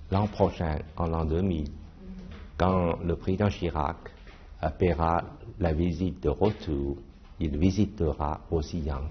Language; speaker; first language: French; non-native, fluent; Chinese